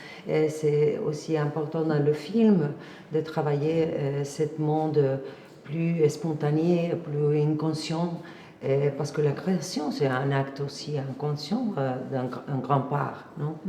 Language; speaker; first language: French; non-native, fluent; Spanish